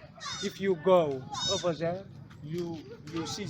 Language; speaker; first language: English; non-native, learner; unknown